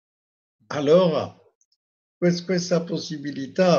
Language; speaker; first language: Italian; non-native, fluent; French